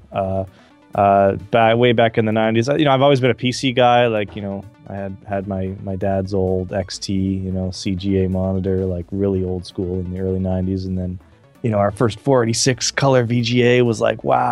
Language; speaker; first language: English; native; English